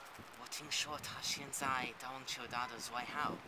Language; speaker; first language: Chinese; non-native, learner; English